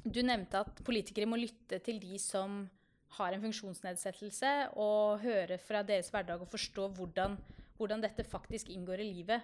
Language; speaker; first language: Norwegian; native; Norwegian